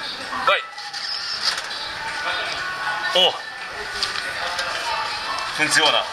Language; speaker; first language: Italian; non-native, learner; Japanese